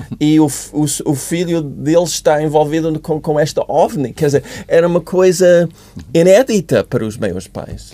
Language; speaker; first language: Portuguese; non-native, fluent; English